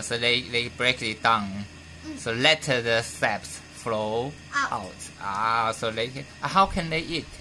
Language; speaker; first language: English; non-native, fluent; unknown